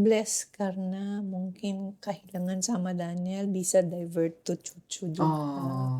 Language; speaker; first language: Indonesian; non-native, fluent; Filipino